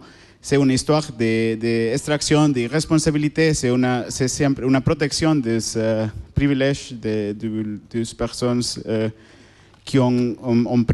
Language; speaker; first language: French; non-native, learner; Spanish